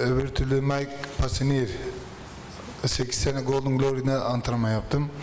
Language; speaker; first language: Turkish; early bilingual, heritage; Turkish